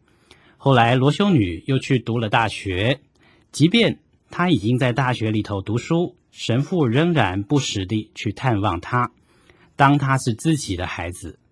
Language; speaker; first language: Chinese; native; Chinese